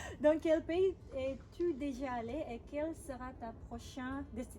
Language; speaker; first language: French; non-native, learner; Indonesian